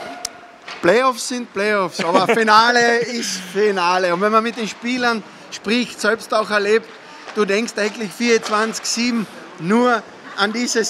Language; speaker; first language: German; native; German